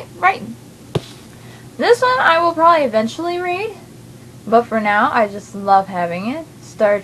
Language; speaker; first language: English; native; English